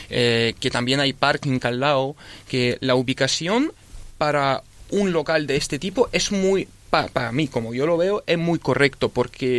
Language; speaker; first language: Spanish; early bilingual, other home language; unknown